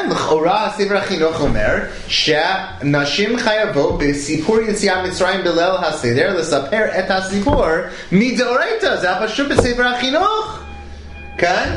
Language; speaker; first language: Hebrew; non-native, fluent; English